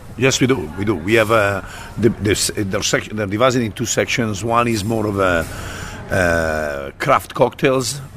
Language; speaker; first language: English; non-native, fluent; Italian